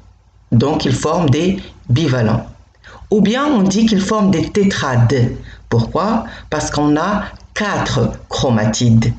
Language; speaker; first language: French; non-native, local second language; Arabic